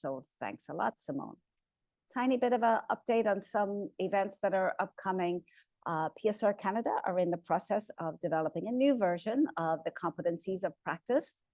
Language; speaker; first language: English; native; English